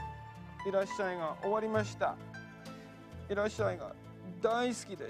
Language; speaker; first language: Japanese; non-native, fluent; English